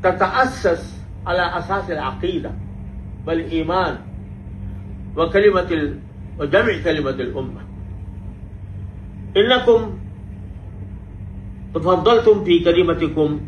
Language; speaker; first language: Arabic; non-native, fluent; Urdu